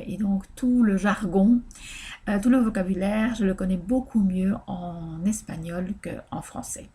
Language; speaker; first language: French; native; French